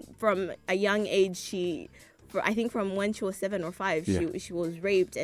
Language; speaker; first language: English; non-native, local second language; Nyanja